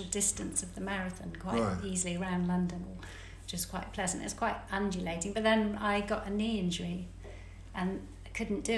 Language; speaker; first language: English; native; English